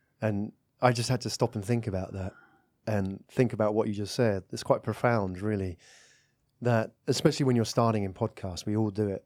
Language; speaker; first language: English; native; English